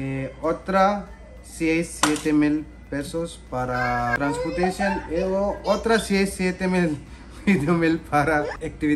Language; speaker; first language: Spanish; non-native, learner; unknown